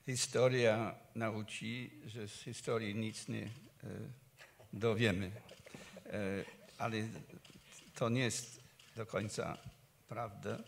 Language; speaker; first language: Polish; non-native, fluent; English